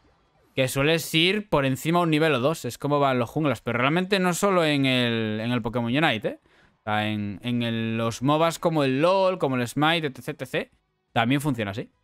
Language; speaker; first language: Spanish; native; Spanish